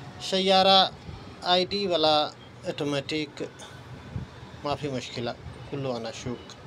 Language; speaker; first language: Arabic; non-native, learner; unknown